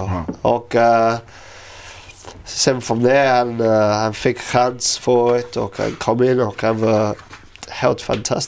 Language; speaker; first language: Swedish; non-native, learner; English